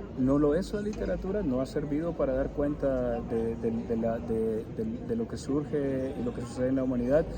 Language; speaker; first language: Spanish; early bilingual, heritage; Spanish